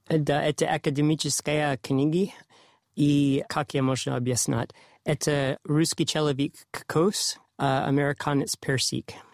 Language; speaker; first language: Russian; non-native, learner; English